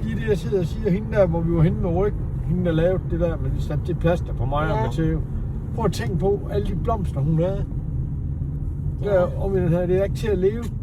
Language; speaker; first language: Danish; native; Danish